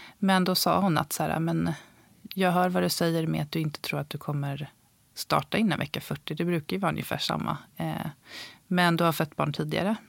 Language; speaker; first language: Swedish; native; Swedish